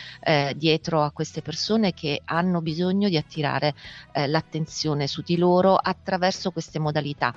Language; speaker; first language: Italian; native; Italian